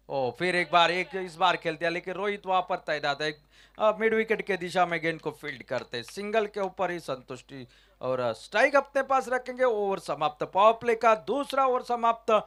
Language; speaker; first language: Hindi; non-native, local second language; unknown